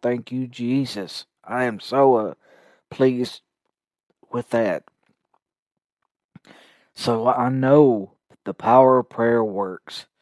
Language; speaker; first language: English; native; English